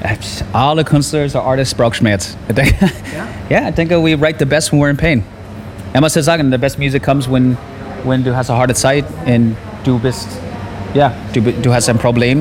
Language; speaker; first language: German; non-native, learner; English